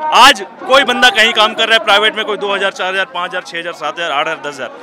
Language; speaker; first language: Hindi; native; Hindi